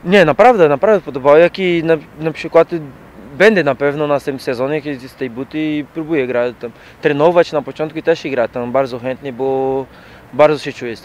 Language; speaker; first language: Polish; non-native, learner; Portuguese